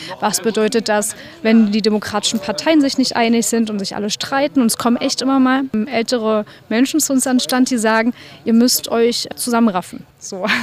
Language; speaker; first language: German; native; German